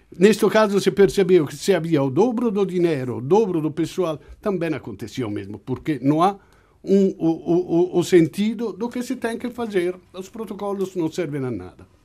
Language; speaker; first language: Portuguese; non-native, fluent; Italian